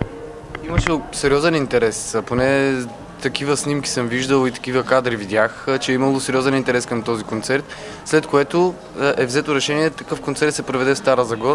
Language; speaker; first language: Bulgarian; native; Bulgarian